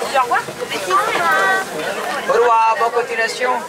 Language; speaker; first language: French; non-native, learner; Italian